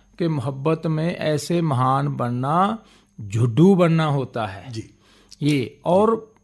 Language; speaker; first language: Hindi; non-native, local second language; Punjabi